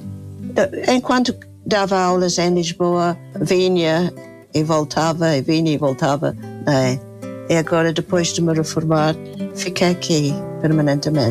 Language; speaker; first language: Portuguese; non-native, fluent; English